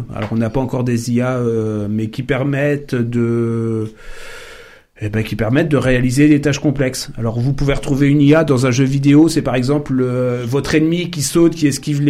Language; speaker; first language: French; native; French